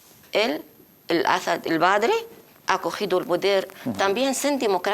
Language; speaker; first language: Spanish; non-native, learner; Arabic